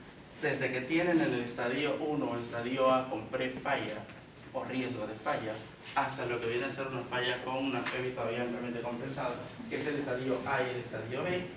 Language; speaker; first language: Spanish; native; Spanish